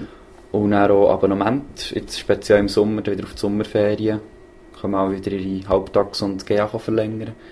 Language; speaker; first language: German; native; German